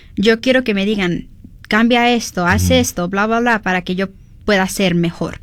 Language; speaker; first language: Spanish; early bilingual, heritage; Spanish